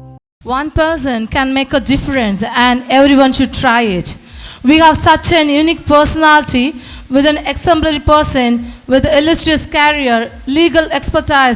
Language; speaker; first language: English; non-native, local second language; Tamil